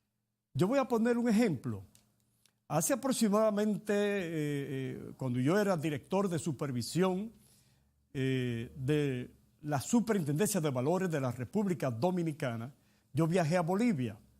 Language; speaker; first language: Spanish; native; Spanish